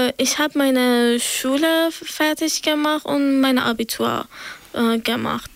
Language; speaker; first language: German; non-native, fluent; Persian